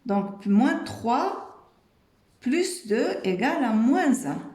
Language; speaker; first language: French; non-native, local second language; Arabic